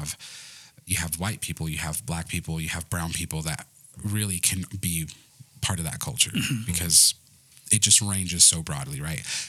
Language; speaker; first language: English; early bilingual, other home language; Spanish